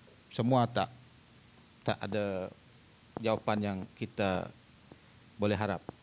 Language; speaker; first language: Malay; non-native, local second language; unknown